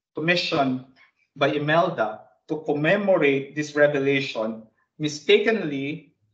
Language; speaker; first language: English; non-native, local second language; Bikol